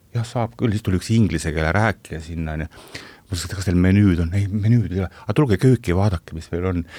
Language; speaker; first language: Estonian; native; Estonian